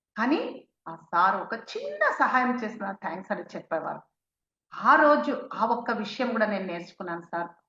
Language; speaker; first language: Telugu; native; Telugu